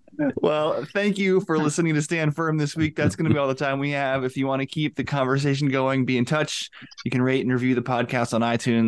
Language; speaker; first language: English; native; English